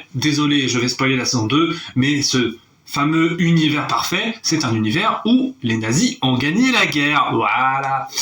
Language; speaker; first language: French; native; French